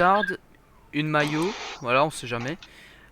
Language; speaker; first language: French; native; French